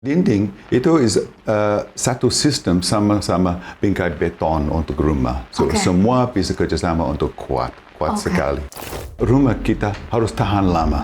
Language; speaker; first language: Indonesian; non-native, fluent; English